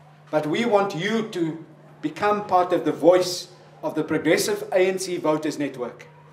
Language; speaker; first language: English; non-native, local second language; Afrikaans